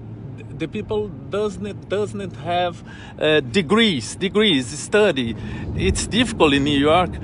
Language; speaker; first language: English; non-native, learner; Portuguese